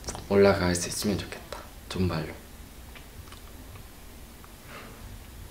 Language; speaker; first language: Korean; non-native, learner; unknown